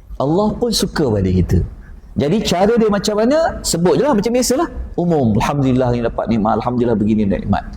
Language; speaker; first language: Malay; native; Malay